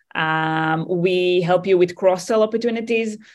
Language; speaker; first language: English; non-native, fluent; Hebrew